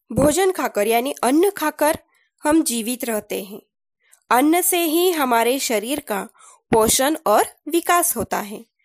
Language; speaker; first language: Hindi; non-native, local second language; Marathi